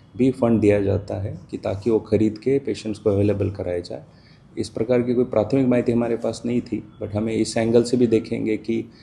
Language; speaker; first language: Hindi; non-native, local second language; Gujarati